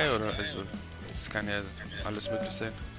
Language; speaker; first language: German; native; German